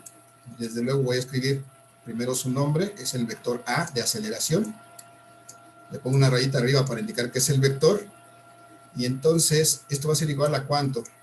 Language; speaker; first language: Spanish; native; Spanish